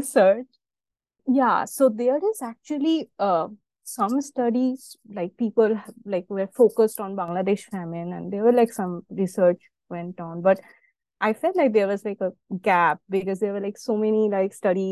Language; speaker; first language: English; non-native, local second language; Bangla